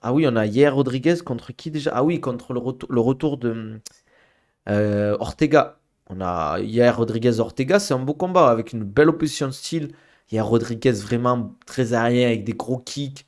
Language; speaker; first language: French; native; French